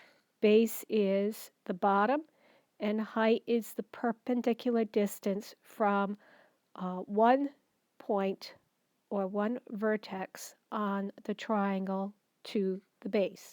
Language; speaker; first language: English; native; English